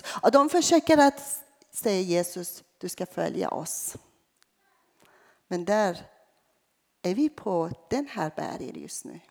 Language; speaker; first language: Swedish; non-native, fluent; Persian